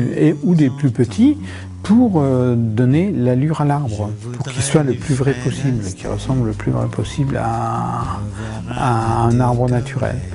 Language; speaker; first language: French; native; French